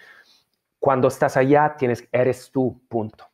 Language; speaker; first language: Spanish; non-native, fluent; Italian